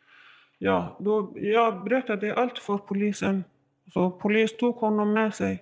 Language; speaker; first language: Swedish; non-native, learner; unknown